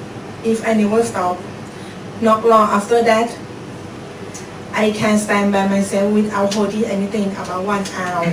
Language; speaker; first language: English; non-native, learner; Thai